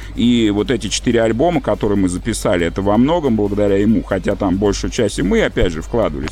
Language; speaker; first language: Russian; native; Russian